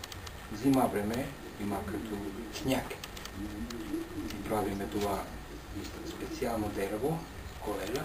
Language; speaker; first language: Bulgarian; non-native, learner; Finnish